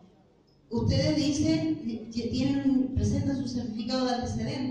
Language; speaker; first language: Spanish; native; Spanish